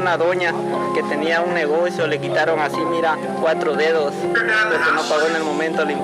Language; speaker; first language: Spanish; native; Spanish